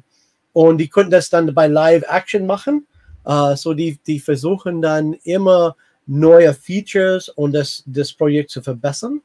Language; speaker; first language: German; non-native, fluent; English